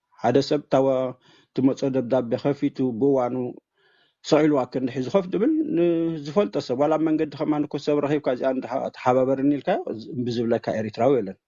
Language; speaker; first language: Tigrinya; native; Tigrinya